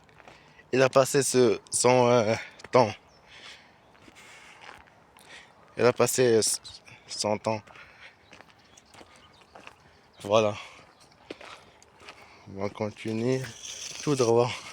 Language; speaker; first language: French; non-native, learner; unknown